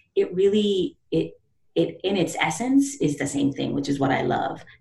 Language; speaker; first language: English; native; English